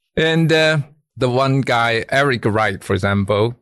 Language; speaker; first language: English; non-native, fluent; Chinese